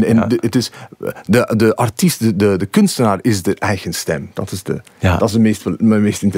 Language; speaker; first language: Dutch; non-native, fluent; English